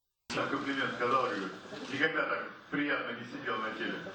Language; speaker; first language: Russian; native; Russian